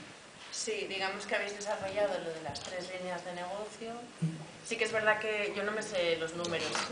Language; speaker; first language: Spanish; native; Spanish